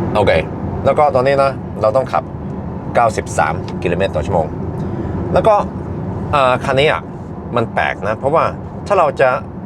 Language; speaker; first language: Thai; early bilingual, heritage; Thai